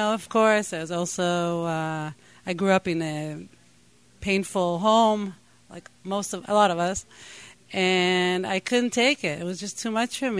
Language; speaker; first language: English; non-native, fluent; Hebrew